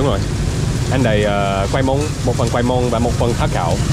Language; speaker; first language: Vietnamese; non-native, learner; English